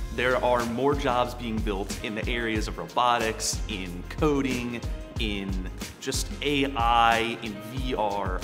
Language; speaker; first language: English; native; English